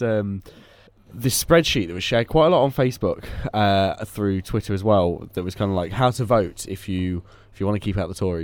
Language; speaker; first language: English; native; English